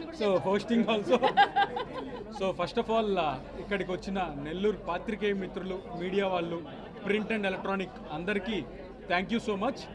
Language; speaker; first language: Telugu; native; Telugu